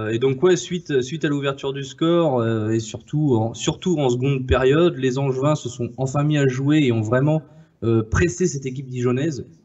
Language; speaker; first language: French; native; French